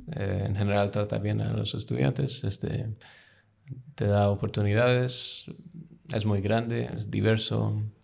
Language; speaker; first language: Spanish; non-native, fluent; English